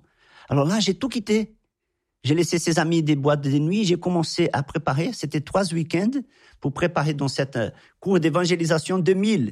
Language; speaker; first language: French; non-native, fluent; Portuguese